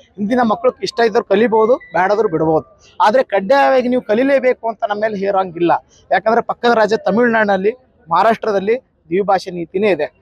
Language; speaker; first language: Kannada; native; Kannada